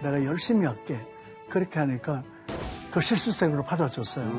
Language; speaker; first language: Korean; native; Korean